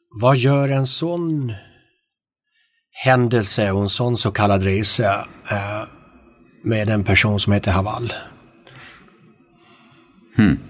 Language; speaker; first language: Swedish; native; Swedish